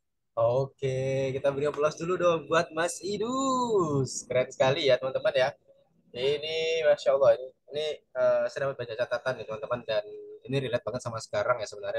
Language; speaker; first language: Indonesian; native; Indonesian